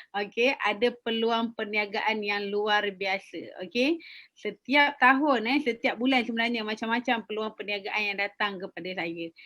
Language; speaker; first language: Malay; native; Malay